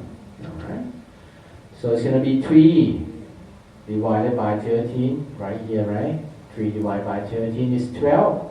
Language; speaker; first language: English; non-native, fluent; Thai